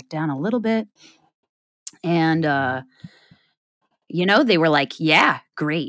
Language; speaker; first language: English; native; English